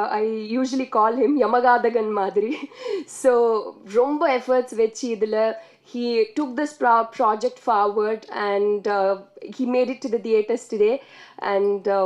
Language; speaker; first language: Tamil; non-native, learner; Telugu